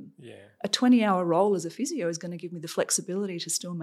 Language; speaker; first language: English; native; English